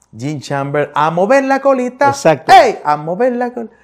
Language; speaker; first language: Spanish; native; Spanish